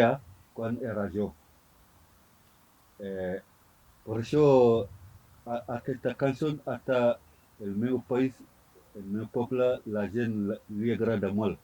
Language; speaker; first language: Catalan; non-native, learner; Fula